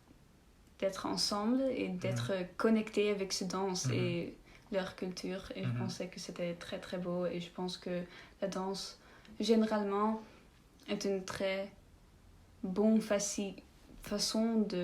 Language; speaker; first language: French; non-native, learner; Dutch